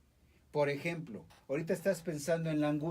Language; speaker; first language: Spanish; native; Spanish